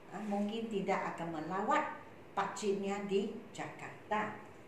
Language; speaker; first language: Malay; non-native, local second language; Chinese